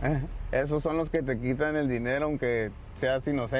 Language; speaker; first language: Spanish; native; Spanish